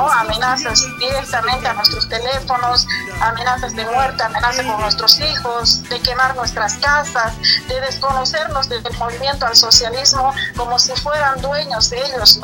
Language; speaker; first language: Spanish; native; Spanish